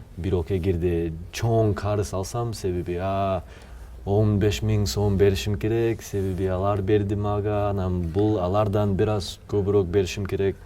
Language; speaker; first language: Kyrgyz; non-native, fluent; English